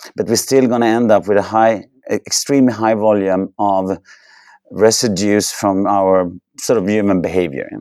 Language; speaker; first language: English; non-native, fluent; Swedish